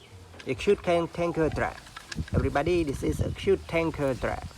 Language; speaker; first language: English; non-native, learner; Indonesian